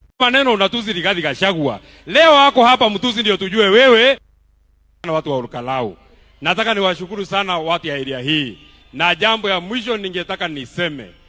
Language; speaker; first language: Swahili; non-native, local second language; Kikuyu